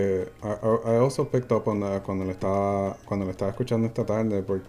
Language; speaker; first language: Spanish; native; Spanish